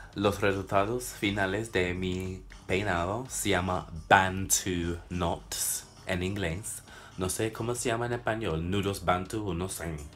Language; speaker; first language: Spanish; non-native, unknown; English